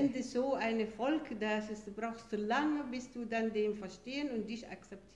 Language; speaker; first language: German; non-native, fluent; Arabic